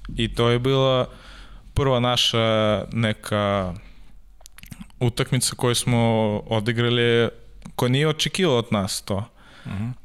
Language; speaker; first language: Serbian; non-native, learner; Russian